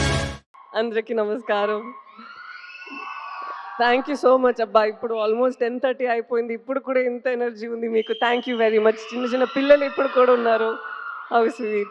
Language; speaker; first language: Telugu; non-native, fluent; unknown